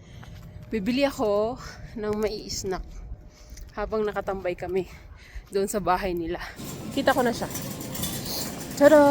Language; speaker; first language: Filipino; non-native, local second language; Cebuano